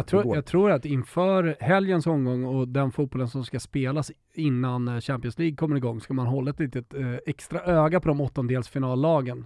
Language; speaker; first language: Swedish; native; Swedish